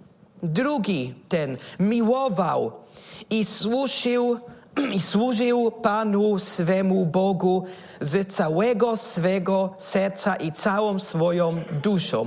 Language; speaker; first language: Polish; non-native, learner; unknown